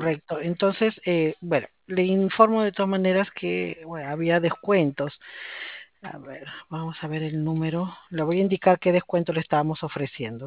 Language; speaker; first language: Spanish; native; Spanish